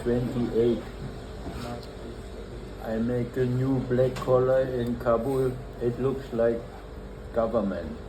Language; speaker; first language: English; non-native, fluent; German